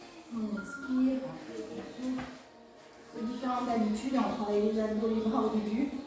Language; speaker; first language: French; native; French